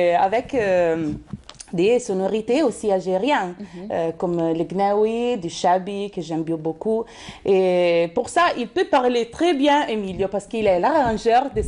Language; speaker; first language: French; early bilingual, heritage; Italian